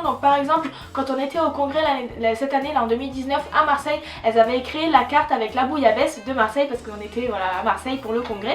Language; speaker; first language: French; native; French